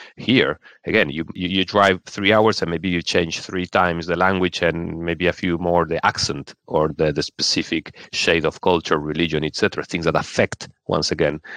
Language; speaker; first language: English; non-native, fluent; Spanish